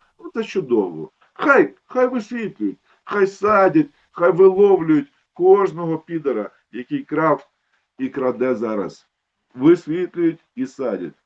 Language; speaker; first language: Ukrainian; non-native, local second language; Russian